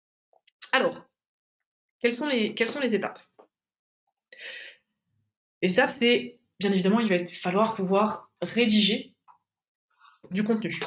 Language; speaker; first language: French; native; French